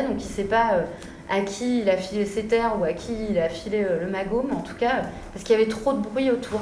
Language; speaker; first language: French; native; French